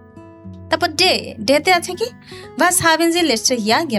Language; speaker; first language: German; non-native, learner; Bangla